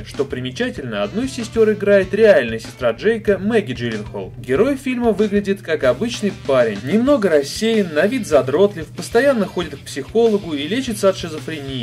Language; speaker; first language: Russian; native; Russian